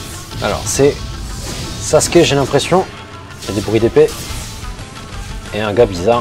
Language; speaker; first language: French; early bilingual, other home language; Vietnamese